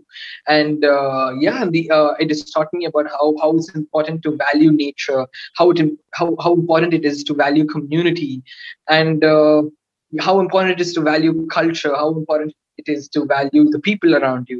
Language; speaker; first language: English; non-native, local second language; Tamil